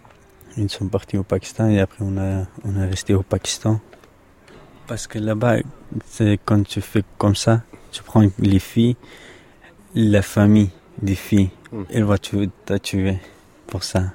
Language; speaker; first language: French; non-native, learner; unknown